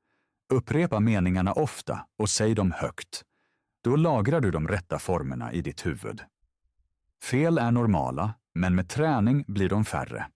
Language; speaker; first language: Swedish; non-native, fluent; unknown